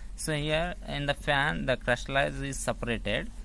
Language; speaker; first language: English; non-native, local second language; Kannada